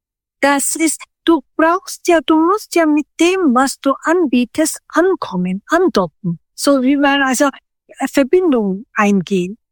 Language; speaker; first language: German; non-native, fluent; Turkish